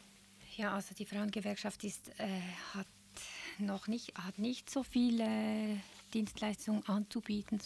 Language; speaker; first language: German; native; German